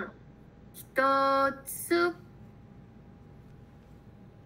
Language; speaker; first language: Japanese; non-native, learner; Spanish